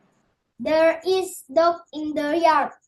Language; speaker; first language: English; non-native, learner; Indonesian